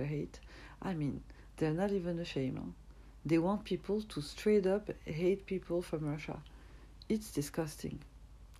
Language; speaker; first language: English; non-native, fluent; French